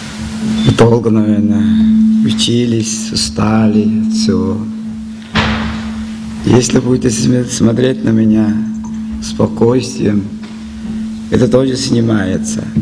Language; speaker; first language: Russian; non-native, local second language; Tuvinian